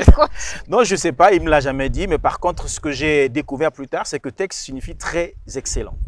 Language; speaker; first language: French; non-native, local second language; Rundi